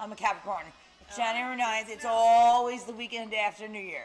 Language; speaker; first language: English; native; English